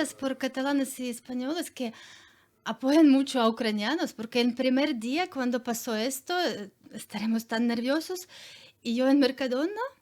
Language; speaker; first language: Spanish; non-native, learner; Ukrainian